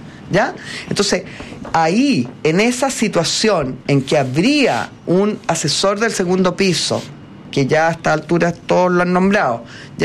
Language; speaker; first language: Spanish; native; Spanish